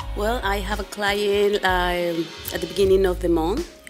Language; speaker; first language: English; non-native, fluent; Spanish